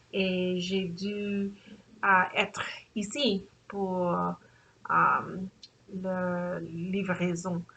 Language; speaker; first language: French; non-native, learner; English